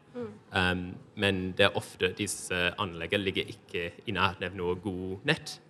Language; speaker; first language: Norwegian; non-native, fluent; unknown